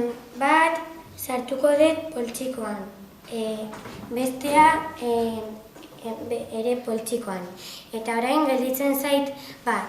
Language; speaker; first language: Basque; non-native, learner; Spanish